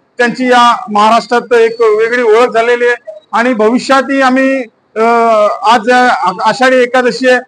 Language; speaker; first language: Marathi; native; Marathi